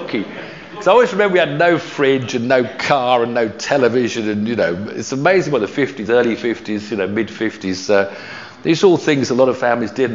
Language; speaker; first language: English; native; English